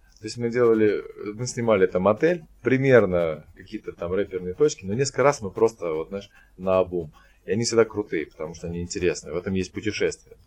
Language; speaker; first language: Russian; native; Russian